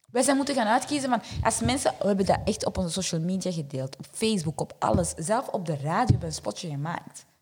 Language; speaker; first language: Dutch; early bilingual, other home language; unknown